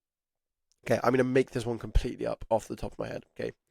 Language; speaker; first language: English; native; English